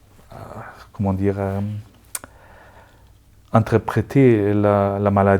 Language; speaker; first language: French; non-native, local second language; Luxembourgish